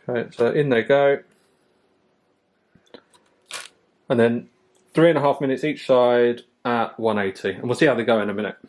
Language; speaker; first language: English; native; English